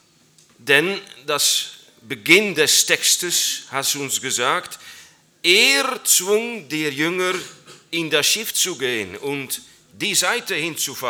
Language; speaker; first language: German; non-native, learner; Dutch